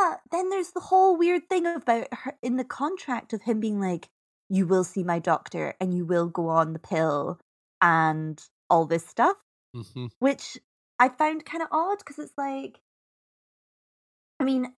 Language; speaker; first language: English; native; English